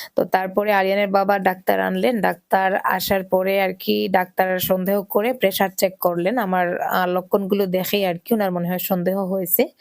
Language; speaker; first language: Bangla; non-native, local second language; Sylheti